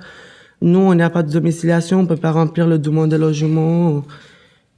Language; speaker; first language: French; non-native, learner; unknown